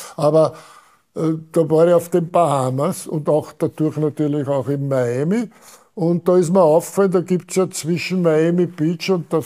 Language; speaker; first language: German; native; German